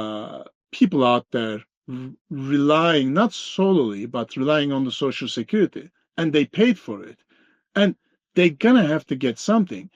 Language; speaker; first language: English; non-native, fluent; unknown